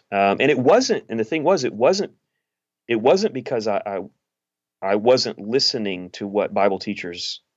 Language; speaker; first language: English; native; English